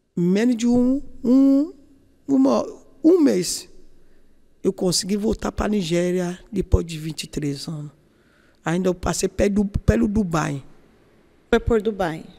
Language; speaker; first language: Portuguese; non-native, fluent; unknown